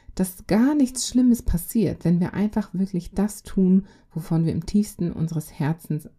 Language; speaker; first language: German; native; German